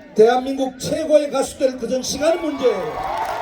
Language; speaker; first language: Korean; native; Korean